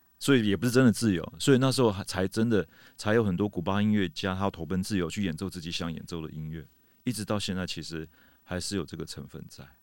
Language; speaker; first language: Chinese; native; Chinese